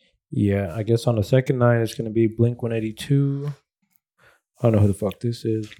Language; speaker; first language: English; native; English